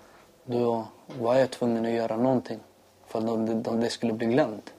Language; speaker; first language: Swedish; non-native, local second language; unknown